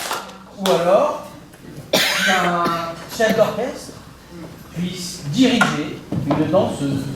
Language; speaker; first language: French; native; French